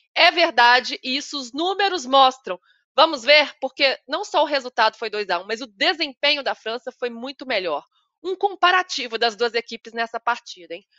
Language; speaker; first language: Portuguese; native; Portuguese